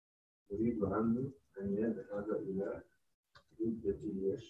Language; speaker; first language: Arabic; non-native, learner; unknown